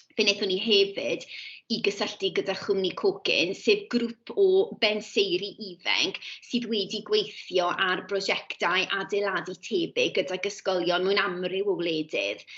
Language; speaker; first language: Welsh; native; Welsh